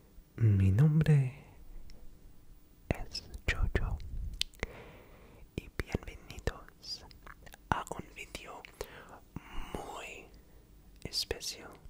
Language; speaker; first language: Spanish; non-native, learner; English